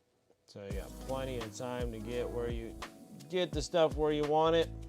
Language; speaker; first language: English; native; English